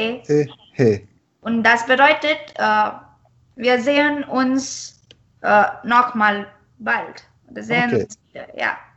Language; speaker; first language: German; non-native, fluent; Marathi